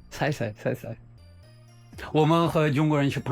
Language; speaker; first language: Chinese; non-native, learner; Urdu